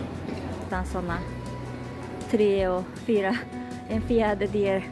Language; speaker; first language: Swedish; non-native, learner; Japanese